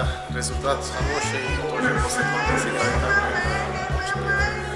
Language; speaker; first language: Russian; non-native, learner; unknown